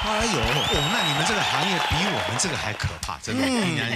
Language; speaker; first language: Chinese; native; Chinese